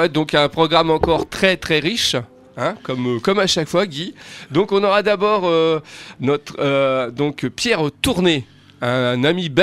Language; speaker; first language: French; native; French